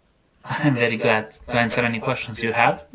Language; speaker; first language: English; non-native, fluent; Serbian